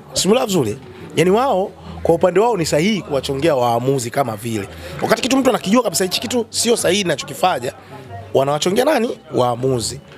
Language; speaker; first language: Swahili; native; Swahili